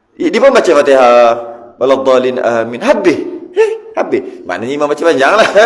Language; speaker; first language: Malay; native; Malay